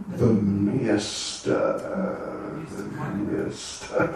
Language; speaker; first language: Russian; non-native, learner; English